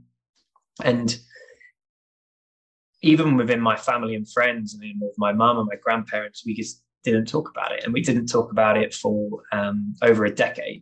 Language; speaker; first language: English; native; English